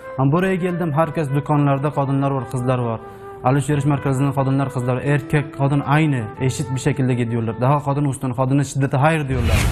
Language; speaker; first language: Turkish; non-native, fluent; Persian